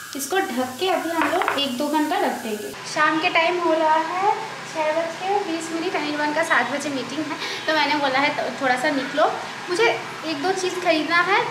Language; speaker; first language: Hindi; non-native, local second language; Bangla